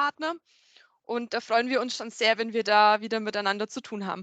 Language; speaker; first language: German; native; German